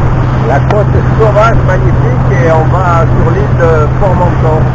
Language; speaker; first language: French; native; French